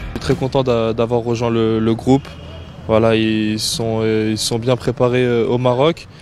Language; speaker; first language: French; native; French